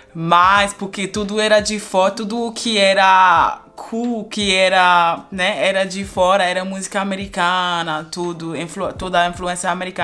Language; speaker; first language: Portuguese; non-native, fluent; German